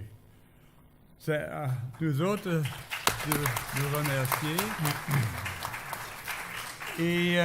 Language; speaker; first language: French; non-native, fluent; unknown